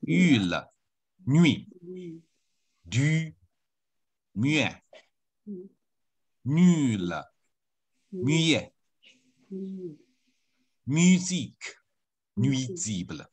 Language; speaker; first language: French; non-native, fluent; Chinese